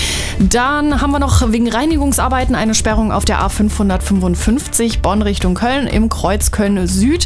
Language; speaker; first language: German; native; German